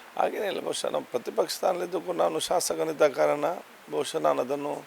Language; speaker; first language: Kannada; non-native, local second language; Badaga